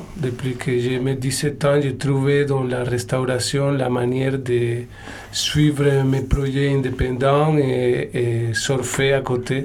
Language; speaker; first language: French; non-native, learner; Spanish